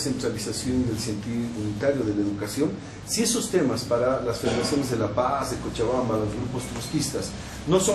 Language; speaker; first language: Spanish; native; Spanish